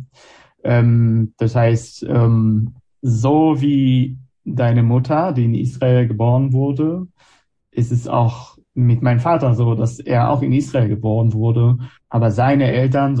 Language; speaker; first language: German; non-native, fluent; Hebrew